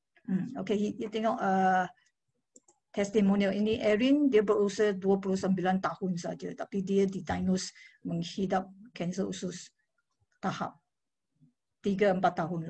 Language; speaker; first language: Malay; non-native, local second language; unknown